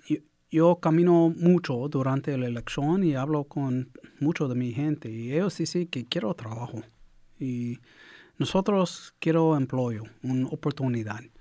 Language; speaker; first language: Spanish; early bilingual, heritage; English